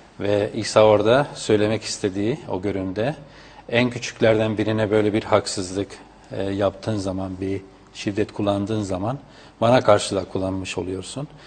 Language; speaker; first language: Turkish; non-native, fluent; Spanish